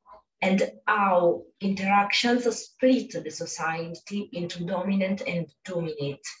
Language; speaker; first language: English; non-native, fluent; Italian